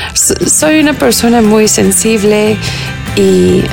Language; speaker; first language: Spanish; early bilingual, heritage; Spanish